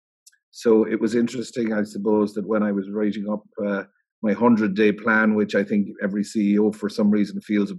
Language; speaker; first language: English; native; English